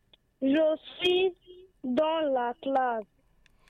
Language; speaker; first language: French; non-native, learner; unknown